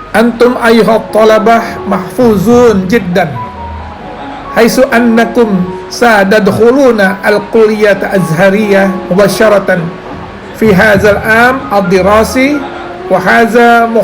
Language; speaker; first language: Arabic; non-native, fluent; Indonesian